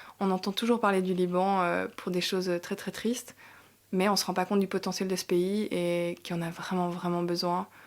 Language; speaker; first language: French; native; French